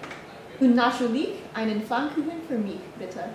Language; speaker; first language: German; non-native, learner; English